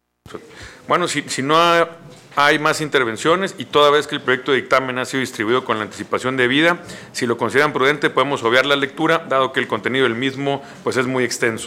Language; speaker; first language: Spanish; native; Spanish